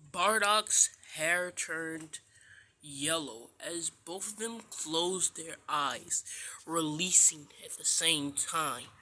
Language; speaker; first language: English; native; English